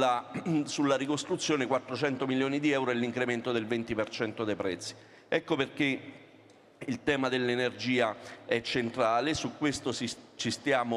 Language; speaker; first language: Italian; native; Italian